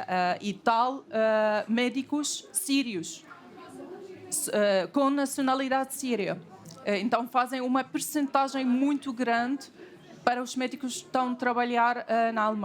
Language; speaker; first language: Portuguese; non-native, fluent; Arabic